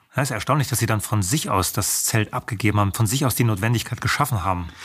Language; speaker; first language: German; native; German